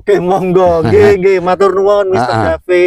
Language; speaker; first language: Indonesian; native; Indonesian